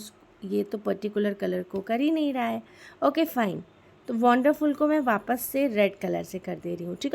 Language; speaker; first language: Hindi; native; Hindi